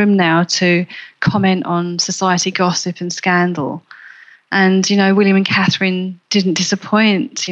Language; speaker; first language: English; native; English